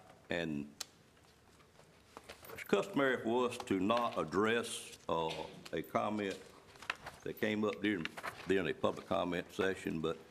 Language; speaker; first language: English; native; English